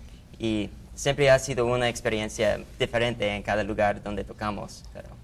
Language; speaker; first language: Spanish; non-native, fluent; English